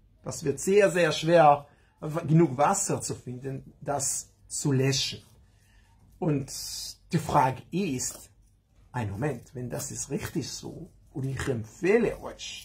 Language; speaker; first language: German; non-native, learner; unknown